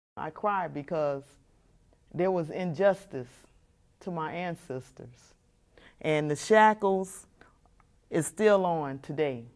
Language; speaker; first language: English; native; English